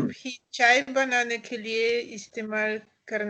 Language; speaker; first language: Hindi; non-native, learner; Russian